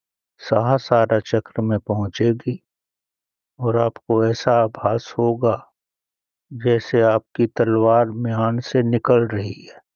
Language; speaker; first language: Hindi; native; Hindi